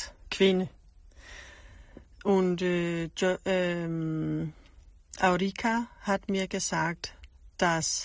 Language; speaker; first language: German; non-native, learner; Danish